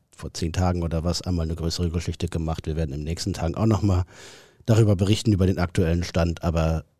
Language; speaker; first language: German; native; German